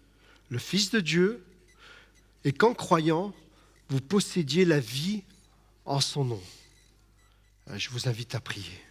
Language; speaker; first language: French; native; French